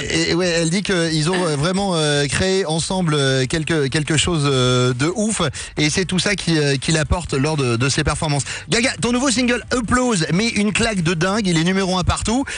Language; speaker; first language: French; native; French